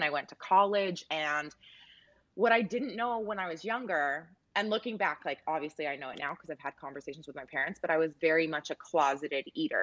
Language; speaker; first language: English; native; English